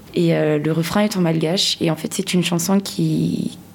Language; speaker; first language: French; non-native, local second language; Malagasy